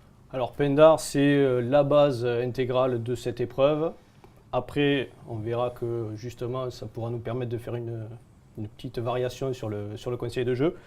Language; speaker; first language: French; native; French